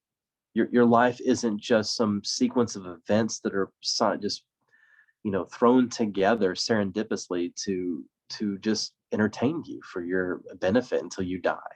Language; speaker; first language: English; native; English